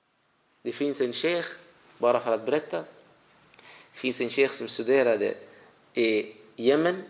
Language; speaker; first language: Swedish; non-native, fluent; Arabic